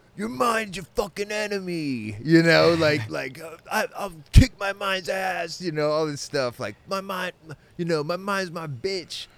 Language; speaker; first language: English; native; English